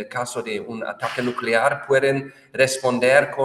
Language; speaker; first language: Spanish; non-native, fluent; German